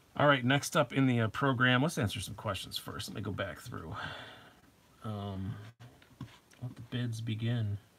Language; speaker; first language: English; native; English